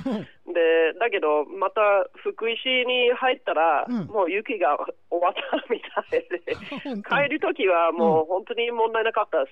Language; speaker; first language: Japanese; non-native, fluent; English